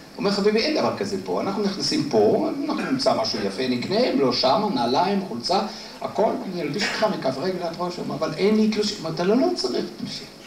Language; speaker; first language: Hebrew; non-native, fluent; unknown